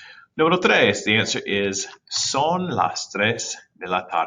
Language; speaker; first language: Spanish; non-native, fluent; English